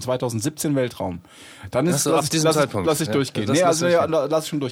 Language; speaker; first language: German; native; German